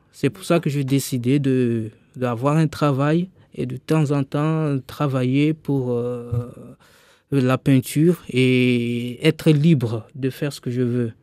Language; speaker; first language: French; non-native, local second language; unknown